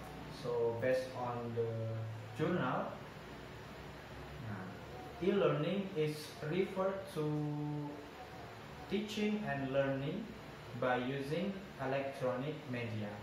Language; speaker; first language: English; non-native, learner; Indonesian